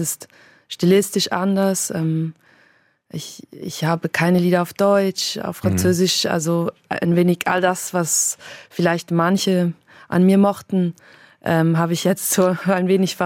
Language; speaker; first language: German; native; German